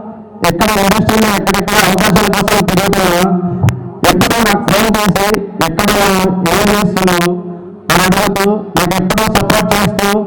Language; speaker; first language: Telugu; native; Telugu